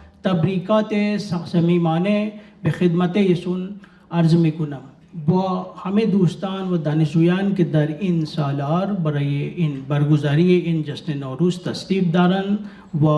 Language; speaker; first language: Persian; non-native, learner; Urdu